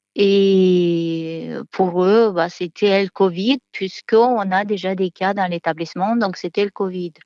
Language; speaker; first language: French; non-native, fluent; Romanian